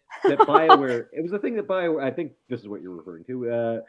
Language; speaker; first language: English; native; English